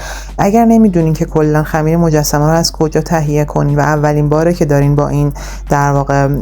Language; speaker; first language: Persian; native; Persian